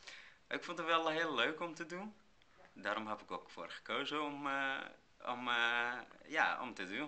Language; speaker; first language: Dutch; non-native, learner; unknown